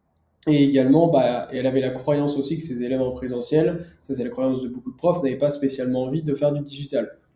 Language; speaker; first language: French; native; French